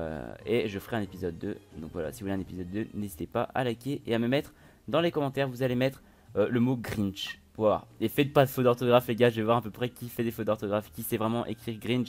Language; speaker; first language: French; native; French